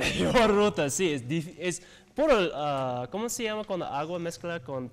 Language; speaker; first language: Spanish; non-native, learner; English